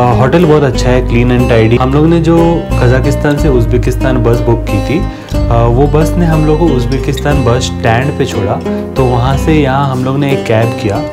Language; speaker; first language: Hindi; native; Hindi